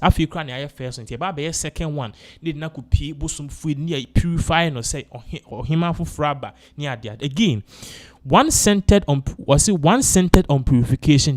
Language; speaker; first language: English; non-native, local second language; Akan